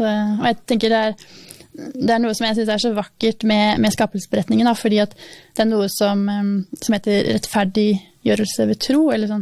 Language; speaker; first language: Norwegian; native; Norwegian